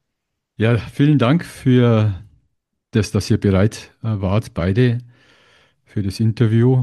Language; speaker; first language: German; native; German